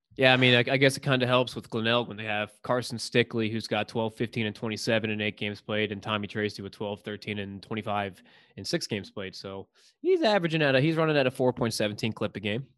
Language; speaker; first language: English; native; English